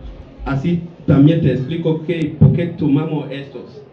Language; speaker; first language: Spanish; non-native, learner; Bini